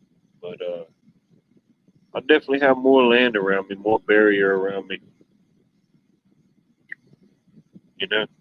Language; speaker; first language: English; native; English